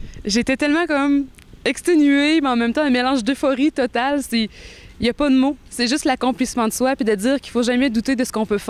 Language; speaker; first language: French; native; French